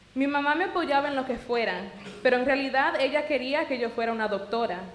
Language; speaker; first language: Spanish; early bilingual, other home language; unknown